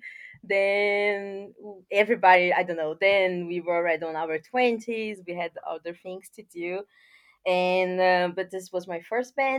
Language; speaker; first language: English; non-native, fluent; Portuguese